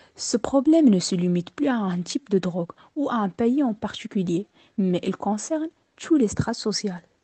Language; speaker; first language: French; non-native, local second language; Arabic